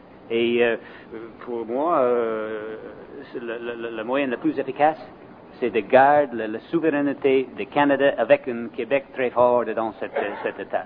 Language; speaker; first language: French; non-native, fluent; English